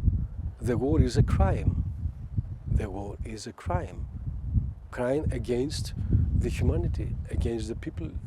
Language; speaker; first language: English; non-native, fluent; Ukrainian